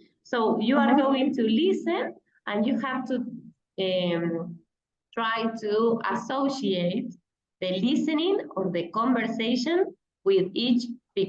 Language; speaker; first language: English; non-native, fluent; Spanish